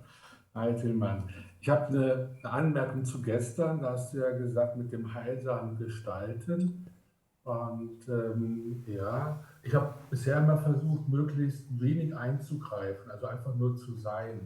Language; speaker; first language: German; native; German